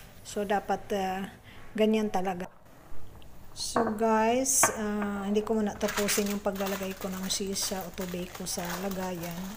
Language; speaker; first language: Filipino; non-native, local second language; Cebuano